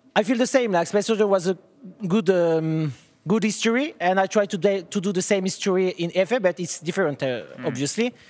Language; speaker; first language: English; non-native, fluent; French